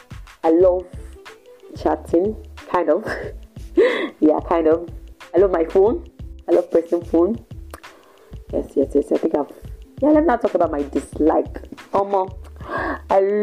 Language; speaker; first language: English; non-native, local second language; Yoruba